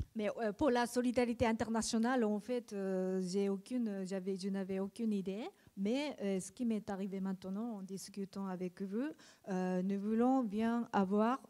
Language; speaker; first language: French; non-native, learner; Japanese